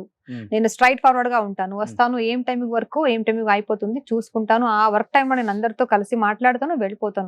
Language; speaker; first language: Telugu; non-native, local second language; Kannada